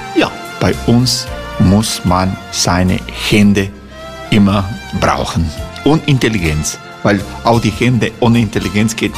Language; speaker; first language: German; non-native, learner; Croatian